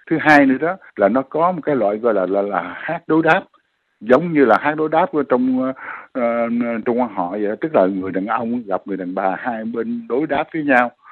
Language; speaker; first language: Vietnamese; native; Vietnamese